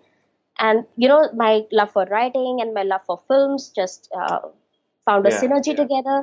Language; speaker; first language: English; non-native, local second language; Hindi